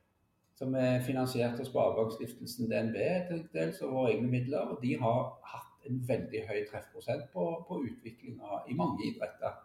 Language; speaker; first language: Norwegian; native; Norwegian